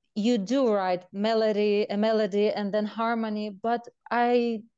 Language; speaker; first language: English; non-native, fluent; Russian